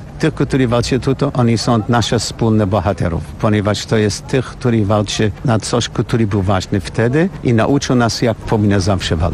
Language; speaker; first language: Polish; non-native, learner; English